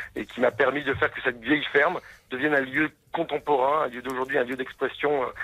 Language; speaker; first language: French; native; French